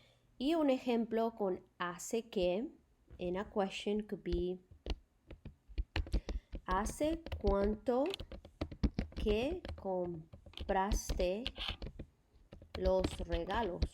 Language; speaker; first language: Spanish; non-native, fluent; English